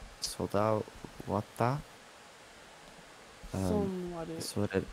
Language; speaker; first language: Japanese; non-native, learner; English